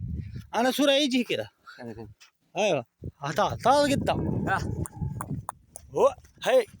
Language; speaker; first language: Arabic; non-native, learner; Saraiki